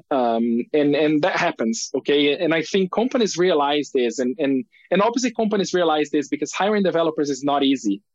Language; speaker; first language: English; non-native, fluent; Portuguese